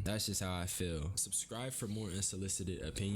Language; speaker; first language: English; native; English